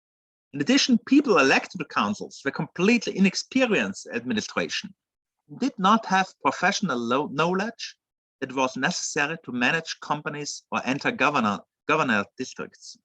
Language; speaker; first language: English; non-native, fluent; German